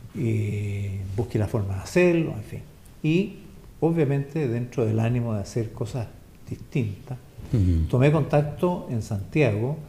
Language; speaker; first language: Spanish; native; Spanish